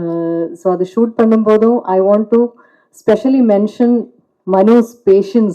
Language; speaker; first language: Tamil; non-native, fluent; Malayalam